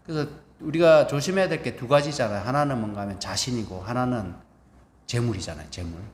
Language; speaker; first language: Korean; native; Korean